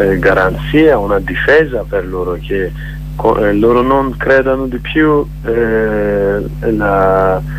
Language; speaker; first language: Italian; non-native, learner; Kurdish